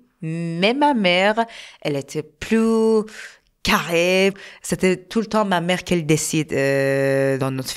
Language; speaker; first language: French; non-native, learner; Persian